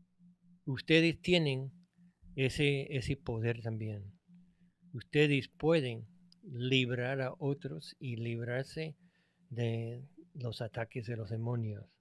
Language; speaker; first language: Spanish; non-native, fluent; English